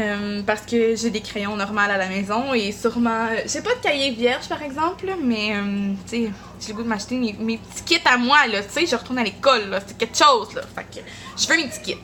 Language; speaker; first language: French; native; French